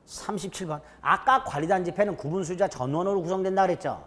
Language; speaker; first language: Korean; native; Korean